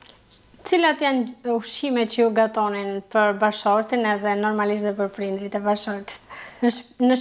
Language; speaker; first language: Albanian; native; Albanian